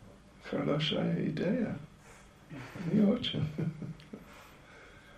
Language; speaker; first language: Russian; non-native, learner; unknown